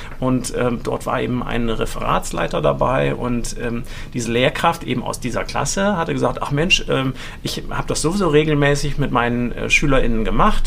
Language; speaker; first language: German; native; German